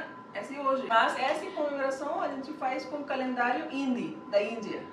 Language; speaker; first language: Portuguese; non-native, learner; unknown